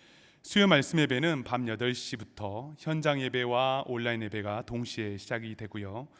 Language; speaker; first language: Korean; native; Korean